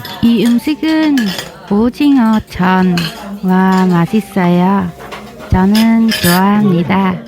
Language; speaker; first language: Korean; non-native, learner; Vietnamese